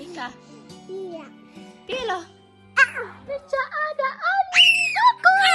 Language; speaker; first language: Finnish; non-native, learner; Thai